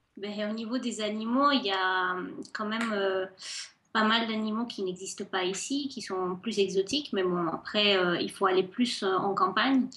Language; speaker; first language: French; non-native, fluent; Spanish